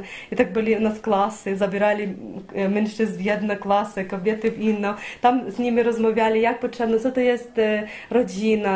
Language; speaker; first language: Polish; non-native, learner; Ukrainian